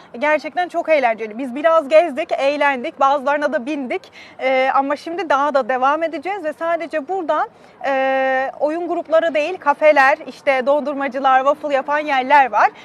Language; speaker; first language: Turkish; native; Turkish